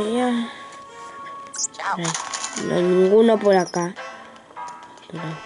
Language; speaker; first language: Spanish; native; Spanish